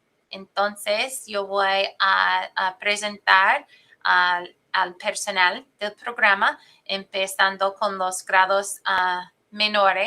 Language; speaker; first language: Spanish; non-native, fluent; English